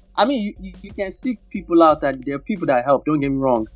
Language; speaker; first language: English; non-native, local second language; Yoruba